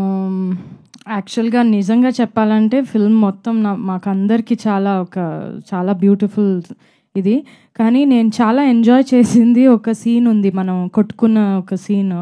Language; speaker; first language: Telugu; non-native, fluent; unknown